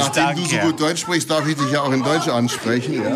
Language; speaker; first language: German; native; German